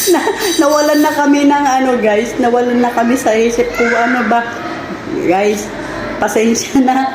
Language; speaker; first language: Filipino; non-native, local second language; Iloko